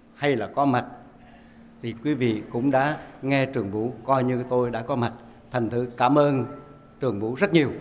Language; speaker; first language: Vietnamese; native; Vietnamese